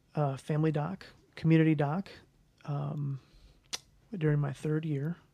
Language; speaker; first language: English; native; English